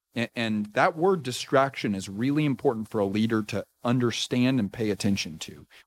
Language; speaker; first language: English; native; English